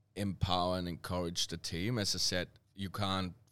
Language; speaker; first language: English; non-native, fluent; German